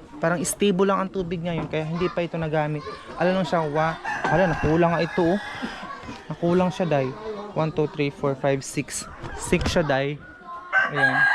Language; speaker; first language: Filipino; non-native, local second language; Cebuano